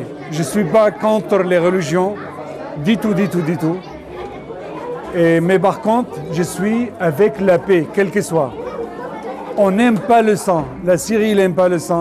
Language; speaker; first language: French; non-native, fluent; Arabic